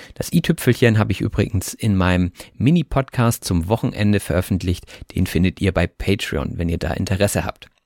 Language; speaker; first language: German; native; German